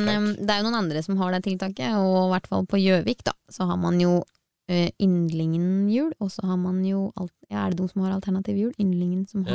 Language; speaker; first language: Norwegian; native; Norwegian